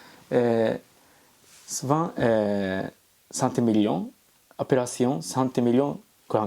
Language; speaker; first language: French; non-native, learner; Japanese